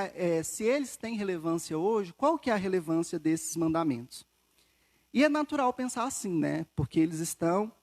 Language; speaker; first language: Portuguese; native; Portuguese